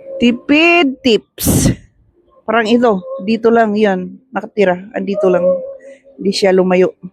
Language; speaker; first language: Filipino; non-native, local second language; Cebuano